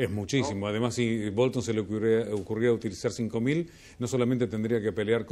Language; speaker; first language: Spanish; native; Spanish